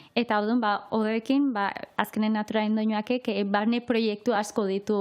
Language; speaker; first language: Basque; native; Basque